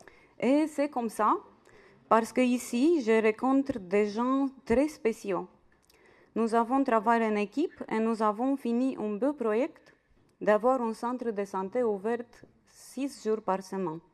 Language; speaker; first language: French; non-native, fluent; Romanian